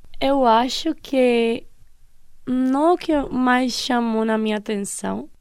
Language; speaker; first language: Portuguese; non-native, fluent; Spanish